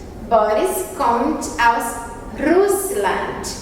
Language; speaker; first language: German; non-native, fluent; Portuguese